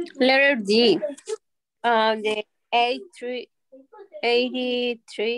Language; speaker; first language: English; non-native, learner; Spanish